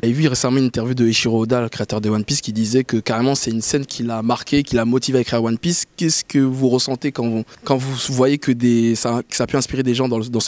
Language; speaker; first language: French; native; French